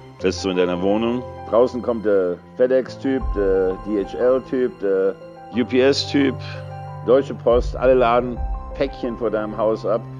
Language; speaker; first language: German; early bilingual, other home language; English